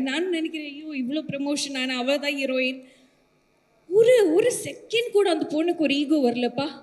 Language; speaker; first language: Tamil; non-native, learner; Malayalam